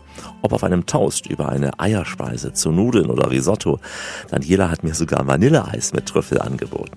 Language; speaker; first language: German; native; German